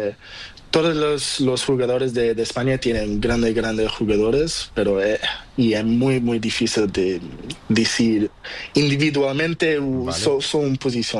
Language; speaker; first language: Spanish; non-native, learner; Portuguese